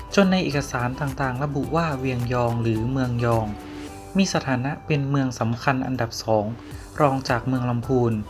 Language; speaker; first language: Thai; non-native, local second language; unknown